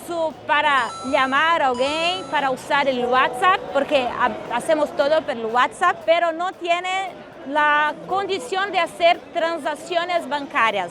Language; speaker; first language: Spanish; non-native, fluent; Portuguese